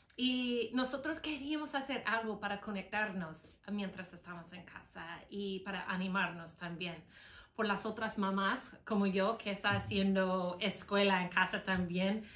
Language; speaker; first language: Spanish; non-native, fluent; English